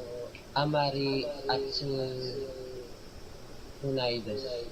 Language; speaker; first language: Japanese; non-native, learner; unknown